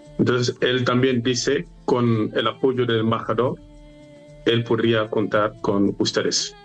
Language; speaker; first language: Spanish; non-native, fluent; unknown